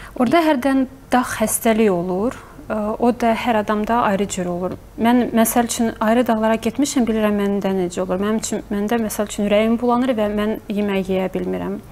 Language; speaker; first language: Azerbaijani; early bilingual, heritage; Azerbaijani